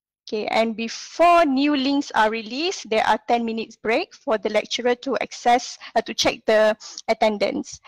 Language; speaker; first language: English; non-native, local second language; Malay